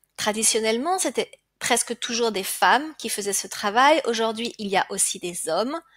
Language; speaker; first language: French; native; French